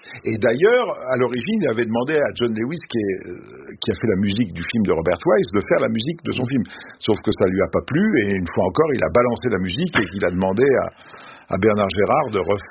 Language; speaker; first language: French; native; French